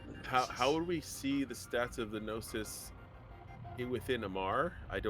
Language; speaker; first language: English; native; English